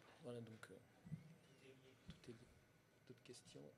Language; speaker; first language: French; native; French